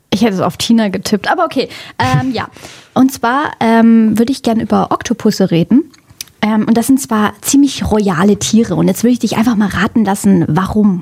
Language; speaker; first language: German; native; German